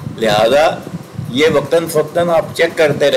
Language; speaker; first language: Urdu; native; Urdu